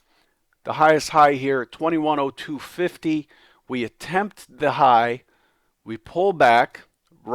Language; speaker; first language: English; native; English